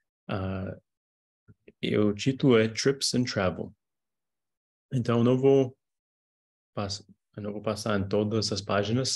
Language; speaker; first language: Portuguese; non-native, fluent; English